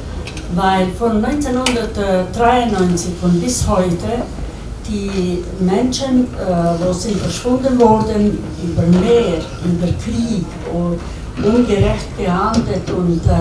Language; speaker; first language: German; non-native, learner; Albanian